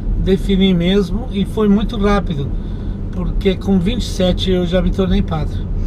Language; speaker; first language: Portuguese; non-native, fluent; Italian